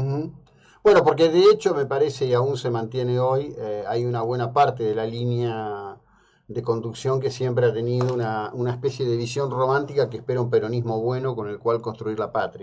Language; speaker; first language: Spanish; native; Spanish